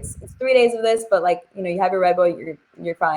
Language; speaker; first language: English; native; English